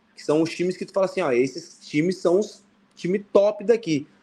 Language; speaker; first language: Portuguese; native; Portuguese